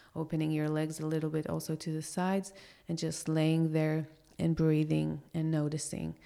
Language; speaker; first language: English; non-native, fluent; Hebrew